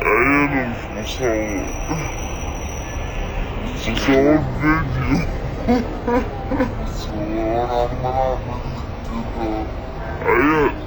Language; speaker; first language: Arabic; native; Arabic